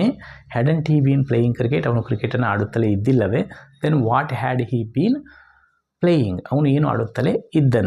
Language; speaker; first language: Kannada; native; Kannada